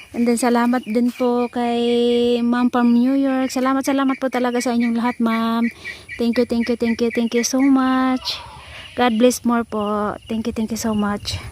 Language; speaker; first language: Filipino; native; Filipino